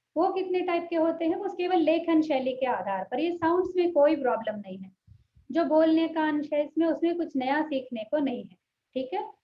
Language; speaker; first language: Hindi; non-native, local second language; Telugu